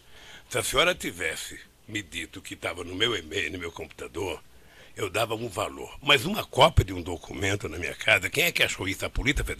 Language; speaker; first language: Portuguese; native; Portuguese